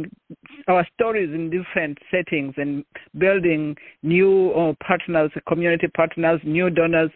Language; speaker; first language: English; non-native, local second language; Kinyarwanda